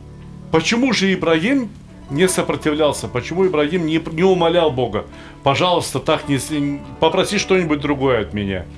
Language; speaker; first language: Russian; native; Russian